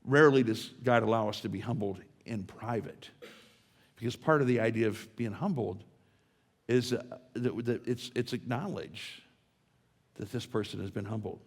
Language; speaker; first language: English; native; English